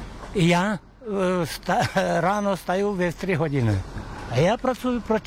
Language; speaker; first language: Czech; non-native, learner; Ukrainian